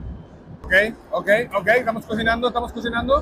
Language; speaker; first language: Spanish; native; Spanish